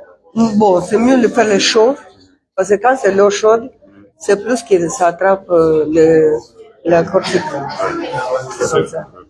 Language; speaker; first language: French; non-native, fluent; Russian